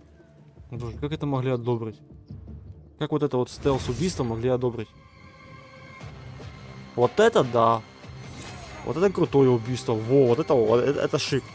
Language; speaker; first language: Russian; native; Russian